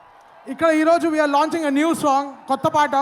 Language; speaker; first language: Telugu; native; Telugu